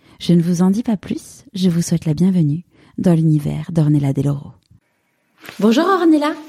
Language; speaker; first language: French; native; French